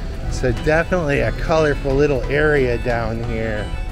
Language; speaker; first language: English; native; English